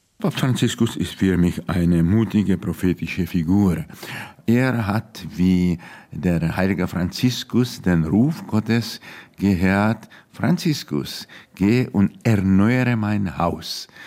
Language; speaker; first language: German; non-native, fluent; Czech